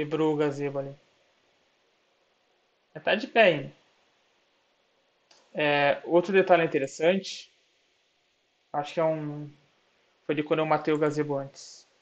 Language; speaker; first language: Portuguese; native; Portuguese